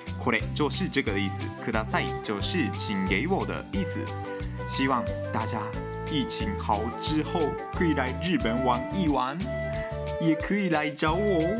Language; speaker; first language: Chinese; non-native, fluent; Japanese